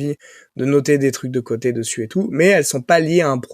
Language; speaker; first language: French; native; French